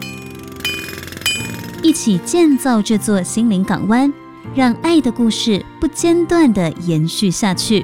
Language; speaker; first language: Chinese; native; Chinese